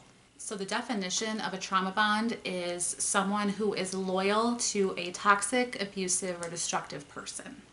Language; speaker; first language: English; native; English